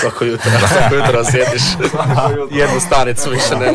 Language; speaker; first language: Serbian; native; Serbian